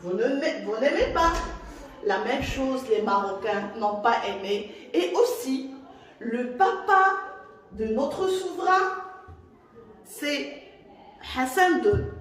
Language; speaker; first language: French; non-native, local second language; Arabic